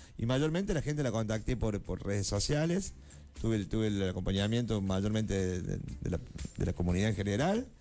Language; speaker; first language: Spanish; native; Spanish